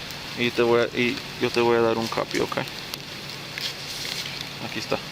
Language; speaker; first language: Spanish; early bilingual, heritage; English